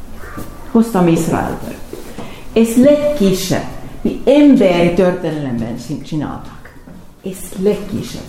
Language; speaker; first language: Hungarian; non-native, learner; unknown